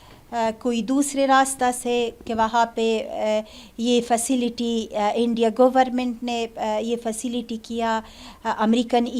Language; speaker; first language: Hindi; non-native, learner; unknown